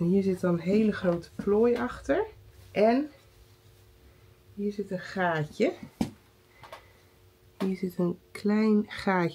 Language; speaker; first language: Dutch; native; Dutch